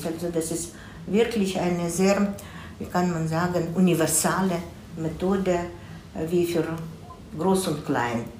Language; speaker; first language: German; non-native, fluent; Russian